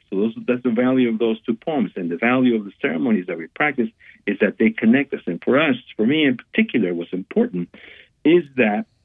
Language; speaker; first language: English; non-native, fluent; Spanish